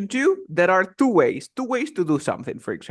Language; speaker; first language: English; non-native, fluent; Spanish